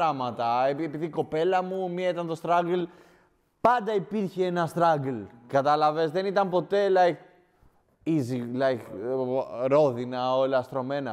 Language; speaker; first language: Greek; native; Greek